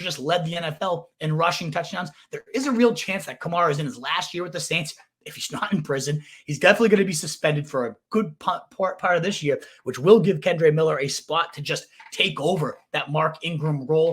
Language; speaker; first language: English; native; English